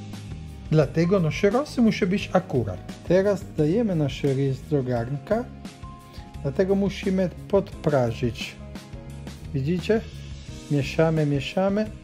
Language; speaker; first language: Polish; non-native, learner; Italian